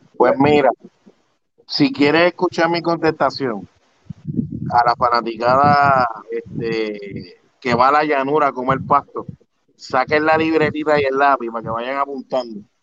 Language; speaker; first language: Spanish; early bilingual, heritage; Spanish